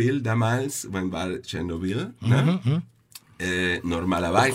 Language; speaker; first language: German; non-native, fluent; Spanish